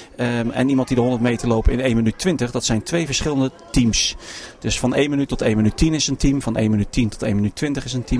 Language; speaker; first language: Dutch; native; Dutch